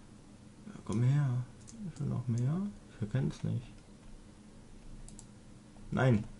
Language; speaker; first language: German; native; German